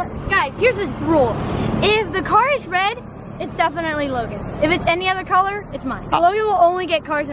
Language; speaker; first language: English; native; English